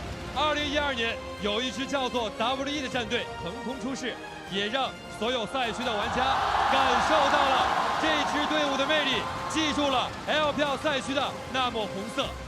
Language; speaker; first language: Chinese; native; Chinese